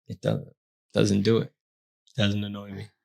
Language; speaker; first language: English; native; English